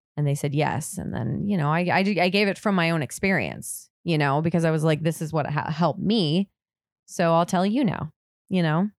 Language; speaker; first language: English; native; English